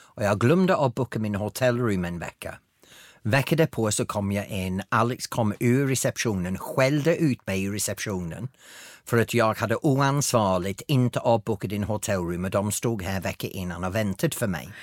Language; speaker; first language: Swedish; non-native, fluent; English